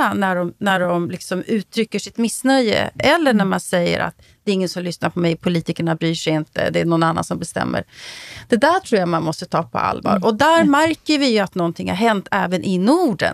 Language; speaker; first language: Swedish; native; Swedish